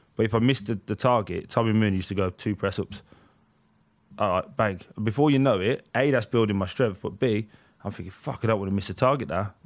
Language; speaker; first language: English; native; English